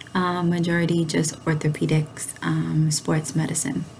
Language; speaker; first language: English; native; English